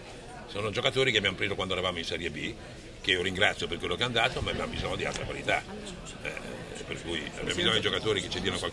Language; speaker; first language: Italian; native; Italian